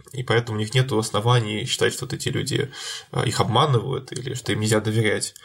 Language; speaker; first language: Russian; native; Russian